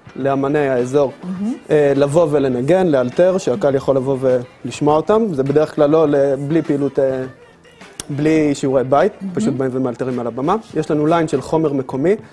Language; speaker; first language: Hebrew; native; Hebrew